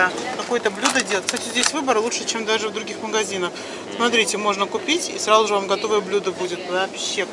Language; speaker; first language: Russian; native; Russian